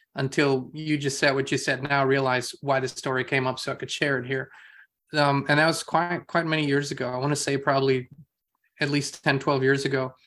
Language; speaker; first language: English; non-native, fluent; German